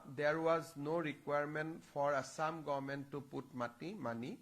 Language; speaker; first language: English; non-native, local second language; Assamese